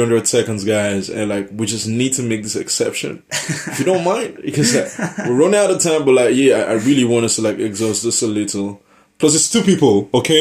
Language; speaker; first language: English; non-native, local second language; Yoruba